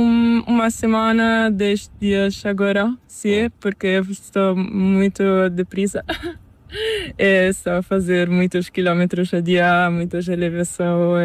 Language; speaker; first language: Spanish; non-native, fluent; Italian